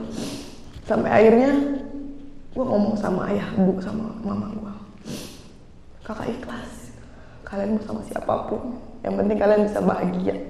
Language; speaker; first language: Indonesian; native; Indonesian